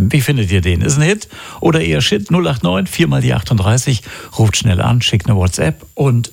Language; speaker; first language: German; native; German